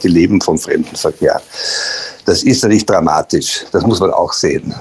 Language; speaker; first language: German; native; German